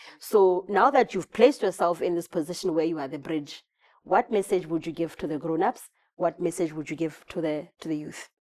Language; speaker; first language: English; non-native, local second language; Southern Sotho